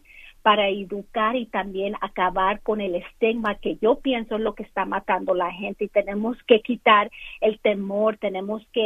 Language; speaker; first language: Spanish; early bilingual, other home language; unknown